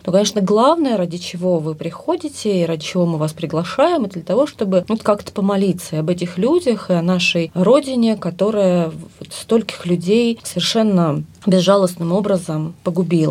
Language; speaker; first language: Russian; native; Russian